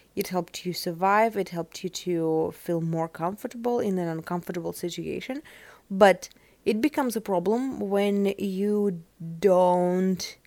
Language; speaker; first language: English; non-native, fluent; Russian